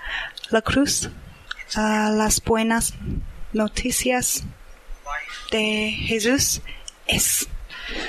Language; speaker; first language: Spanish; non-native, learner; English